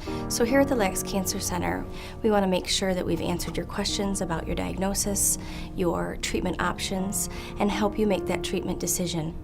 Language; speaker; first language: English; native; English